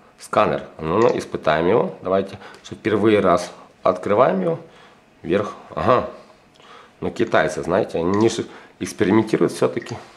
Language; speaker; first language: Russian; non-native, local second language; Ukrainian